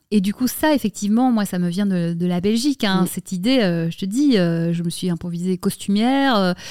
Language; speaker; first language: French; native; French